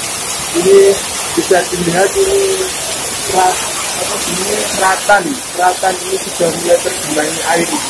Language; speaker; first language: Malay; non-native, local second language; Javanese